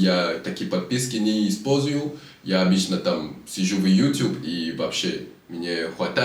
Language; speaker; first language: Russian; non-native, fluent; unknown